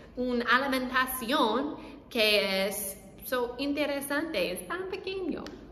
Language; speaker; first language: Spanish; non-native, learner; English